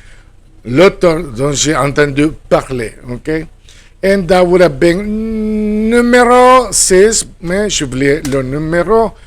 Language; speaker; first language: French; non-native, fluent; Spanish